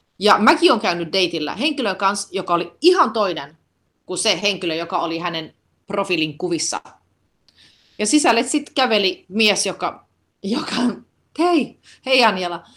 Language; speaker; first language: Finnish; early bilingual, heritage; Finnish